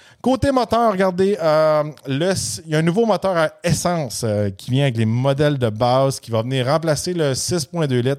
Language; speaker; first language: French; native; French